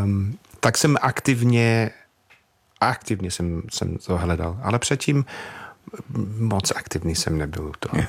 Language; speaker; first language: Czech; non-native, learner; English